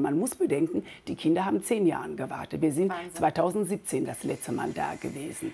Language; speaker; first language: German; non-native, fluent; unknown